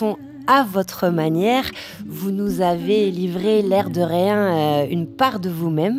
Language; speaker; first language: French; native; French